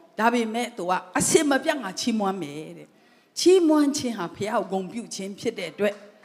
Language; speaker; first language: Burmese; non-native, local second language; Tedim Chin